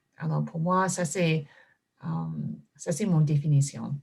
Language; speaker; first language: French; non-native, fluent; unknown